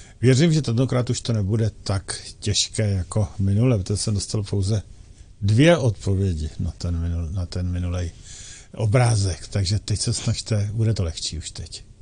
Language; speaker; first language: Czech; native; Czech